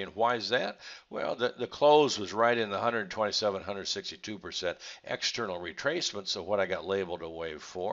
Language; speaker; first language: English; native; English